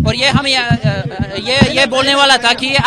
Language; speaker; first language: Hindi; non-native, fluent; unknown